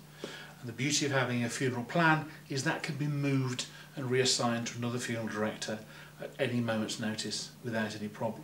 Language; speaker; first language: English; native; English